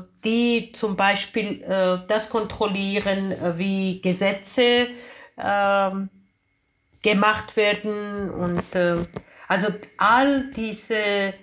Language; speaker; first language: German; non-native, fluent; Georgian